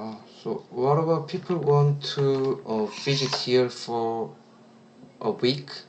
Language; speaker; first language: English; non-native, learner; Korean